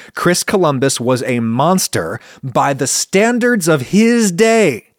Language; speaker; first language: English; early bilingual, other home language; Italian